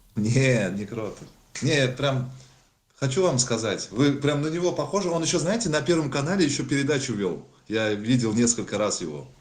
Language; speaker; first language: Russian; non-native, local second language; Tajik